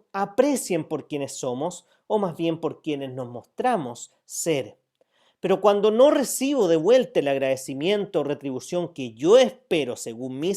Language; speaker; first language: Spanish; native; Spanish